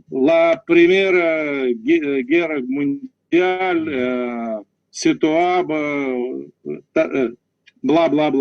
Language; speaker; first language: Spanish; non-native, learner; Russian